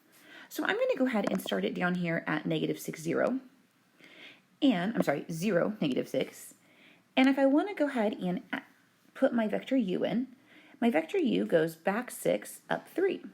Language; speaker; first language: English; native; English